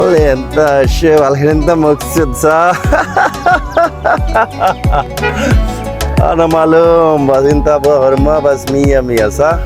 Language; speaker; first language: Arabic; non-native, learner; Bangla